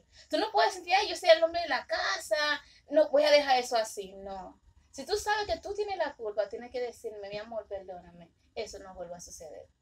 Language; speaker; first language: Spanish; early bilingual, other home language; Haitian Creole